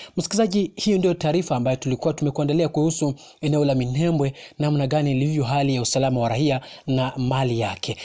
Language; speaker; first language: Swahili; non-native, local second language; Kinyarwanda